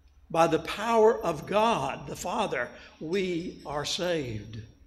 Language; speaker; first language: English; native; English